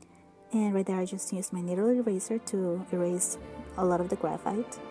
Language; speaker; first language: English; non-native, fluent; Spanish